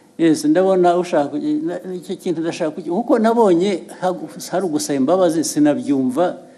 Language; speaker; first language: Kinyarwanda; early bilingual, heritage; Kinyarwanda